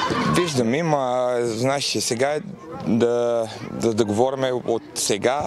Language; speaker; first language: Bulgarian; non-native, learner; Romanian